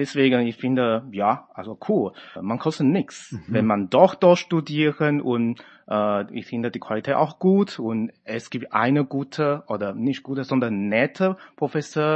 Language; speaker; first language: German; non-native, fluent; Chinese